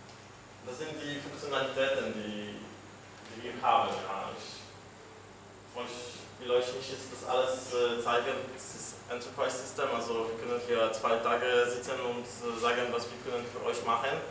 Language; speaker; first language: German; non-native, fluent; Polish